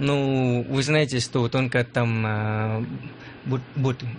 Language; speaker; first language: Russian; non-native, learner; Lao